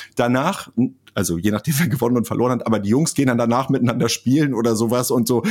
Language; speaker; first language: German; native; German